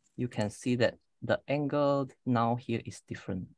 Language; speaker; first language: English; non-native, local second language; Malay